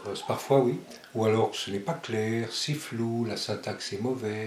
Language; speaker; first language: French; early bilingual, other home language; Spanish